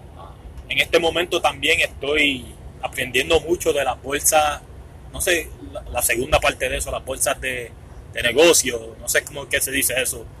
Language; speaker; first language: Spanish; early bilingual, heritage; Spanish